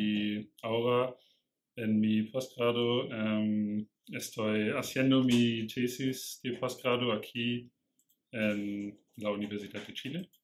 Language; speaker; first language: Spanish; non-native, learner; German